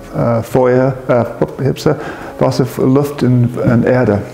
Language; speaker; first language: German; non-native, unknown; English